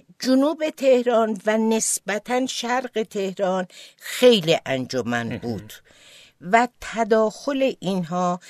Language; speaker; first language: Persian; non-native, local second language; Azerbaijani